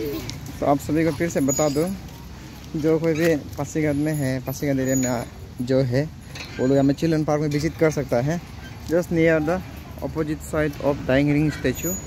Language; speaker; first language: Hindi; non-native, local second language; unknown